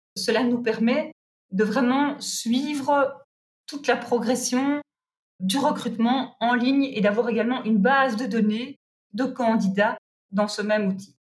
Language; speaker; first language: French; native; French